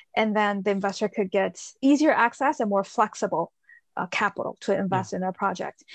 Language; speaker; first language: English; early bilingual, other home language; Chinese